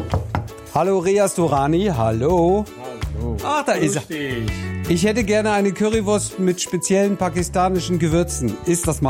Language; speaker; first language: German; native; German